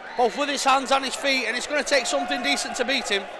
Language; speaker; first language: English; native; English